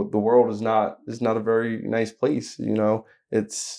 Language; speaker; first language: English; native; English